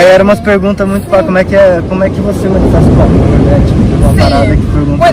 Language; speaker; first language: Portuguese; native; Portuguese